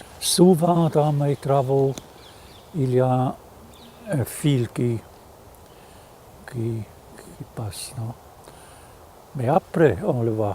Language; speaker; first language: French; non-native, fluent; German